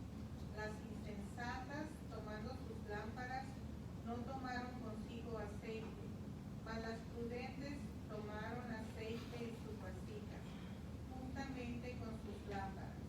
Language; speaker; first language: Spanish; native; Spanish